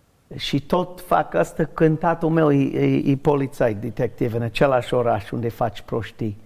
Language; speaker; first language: Romanian; non-native, learner; English